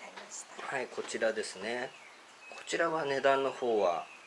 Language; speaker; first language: Japanese; native; Japanese